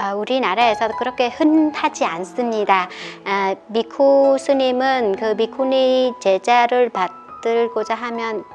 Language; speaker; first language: Korean; non-native, fluent; Vietnamese